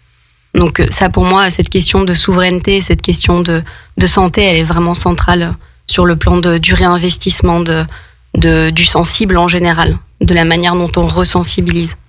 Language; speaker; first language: French; native; French